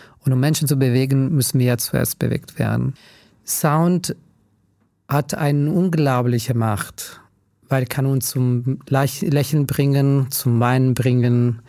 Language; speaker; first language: German; non-native, fluent; Italian